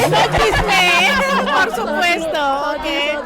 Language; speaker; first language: Spanish; non-native, learner; Indonesian